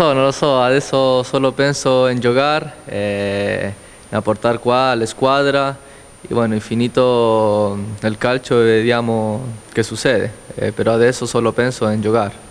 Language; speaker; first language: Italian; non-native, learner; Spanish